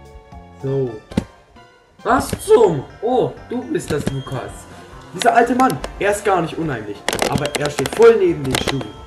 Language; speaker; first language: German; native; German